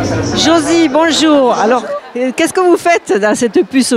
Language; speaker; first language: French; native; French